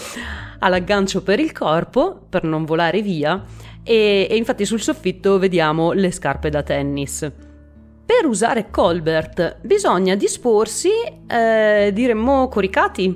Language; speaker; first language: Italian; native; Italian